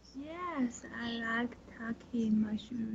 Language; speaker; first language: English; non-native, learner; Chinese